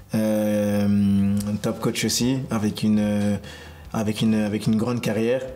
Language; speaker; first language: French; native; French